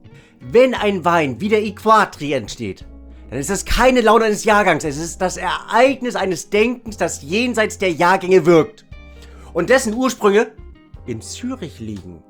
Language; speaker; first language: German; native; German